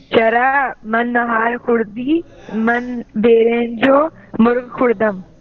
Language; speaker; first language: Persian; non-native, learner; Urdu